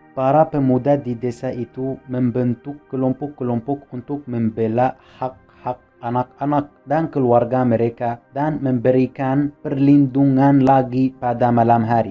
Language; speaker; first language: Indonesian; non-native, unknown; Arabic